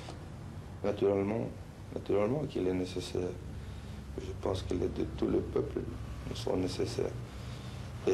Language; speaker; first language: French; non-native, fluent; Spanish